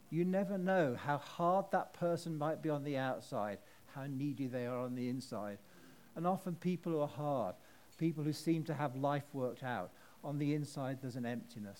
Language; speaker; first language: English; native; English